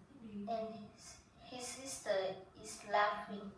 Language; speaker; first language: English; non-native, learner; Vietnamese